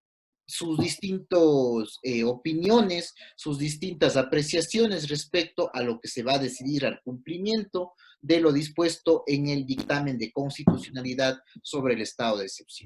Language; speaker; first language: Spanish; native; Spanish